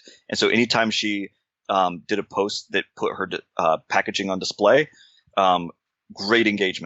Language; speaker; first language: English; native; English